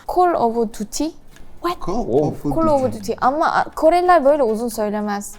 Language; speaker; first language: Turkish; non-native, fluent; Korean